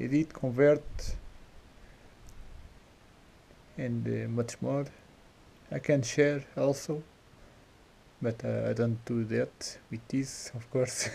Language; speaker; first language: English; non-native, learner; Portuguese